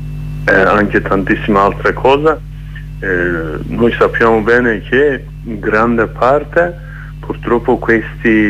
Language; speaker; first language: Italian; non-native, learner; Kurdish